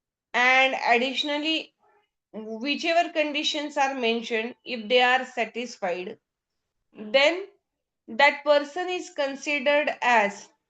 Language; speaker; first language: English; non-native, local second language; Hindi